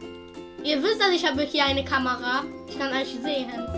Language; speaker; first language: German; early bilingual, other home language; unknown